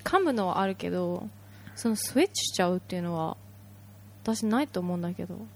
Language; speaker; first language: Japanese; early bilingual, heritage; Japanese